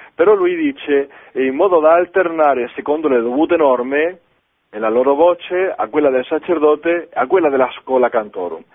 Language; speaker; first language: Italian; non-native, fluent; Spanish